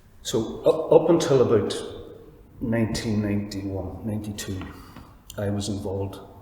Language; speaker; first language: English; native; English